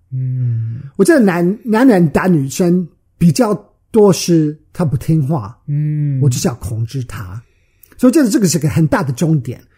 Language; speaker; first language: Chinese; early bilingual, heritage; Chinese